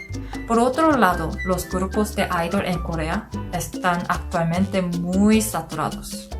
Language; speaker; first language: Spanish; non-native, learner; Korean